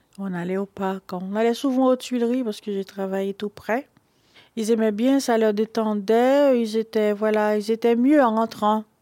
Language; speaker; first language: French; non-native, local second language; Haitian Creole